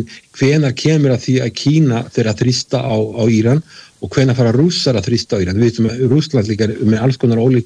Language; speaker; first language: Icelandic; native; Icelandic